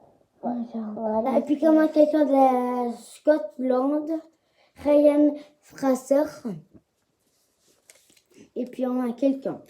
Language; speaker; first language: French; native; French